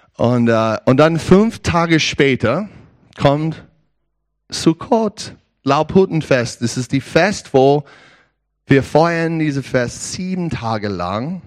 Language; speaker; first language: German; non-native, learner; English